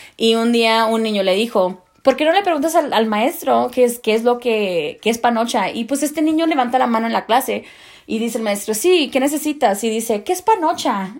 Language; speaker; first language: Spanish; early bilingual, heritage; Spanish